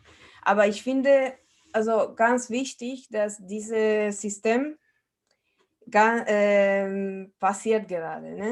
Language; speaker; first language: German; non-native, fluent; Spanish